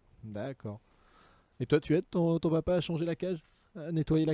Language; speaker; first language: French; native; French